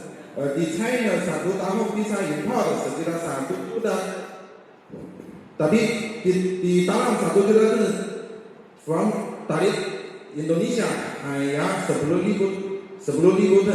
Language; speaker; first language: Indonesian; non-native, learner; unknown